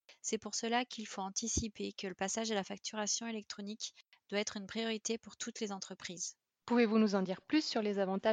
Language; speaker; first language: French; native; French